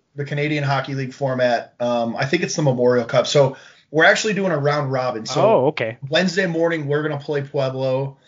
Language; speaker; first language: English; native; English